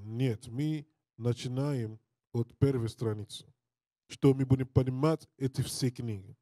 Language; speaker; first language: Russian; non-native, learner; English